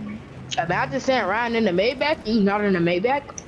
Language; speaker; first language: English; native; English